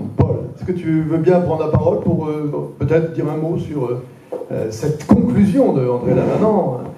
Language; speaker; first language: French; native; French